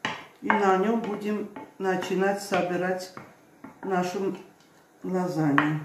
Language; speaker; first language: Russian; non-native, fluent; Armenian